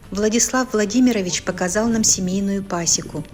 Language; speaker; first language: Russian; native; Russian